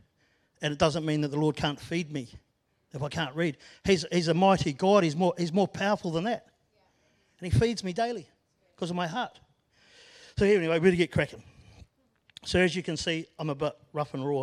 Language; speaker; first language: English; native; English